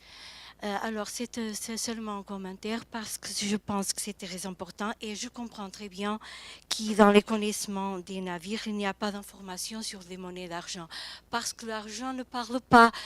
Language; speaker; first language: French; non-native, fluent; Portuguese